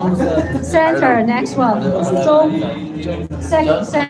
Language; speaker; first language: English; non-native, fluent; Chinese